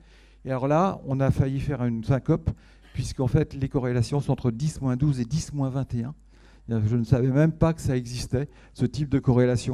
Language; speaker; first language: French; native; French